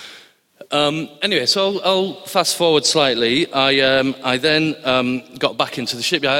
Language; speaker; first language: English; native; English